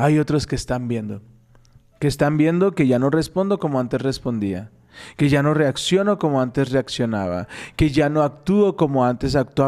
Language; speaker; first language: Spanish; native; Spanish